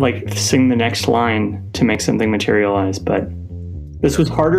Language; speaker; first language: English; native; English